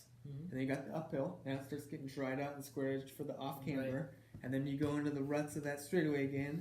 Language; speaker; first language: English; native; English